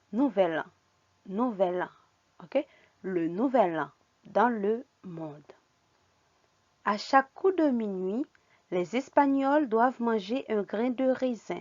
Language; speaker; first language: French; non-native, fluent; Spanish